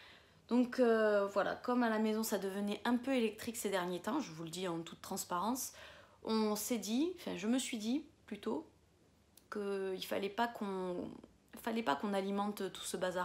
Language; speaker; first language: French; native; French